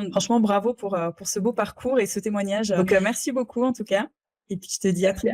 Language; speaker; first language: French; native; French